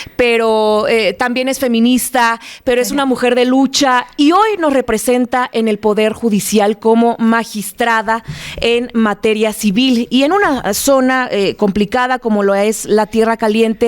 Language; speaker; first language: Spanish; native; Spanish